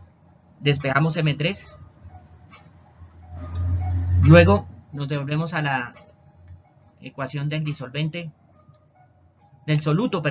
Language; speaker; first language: Spanish; native; Spanish